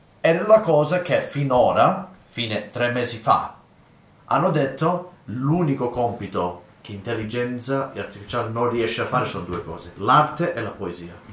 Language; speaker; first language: Italian; non-native, fluent; English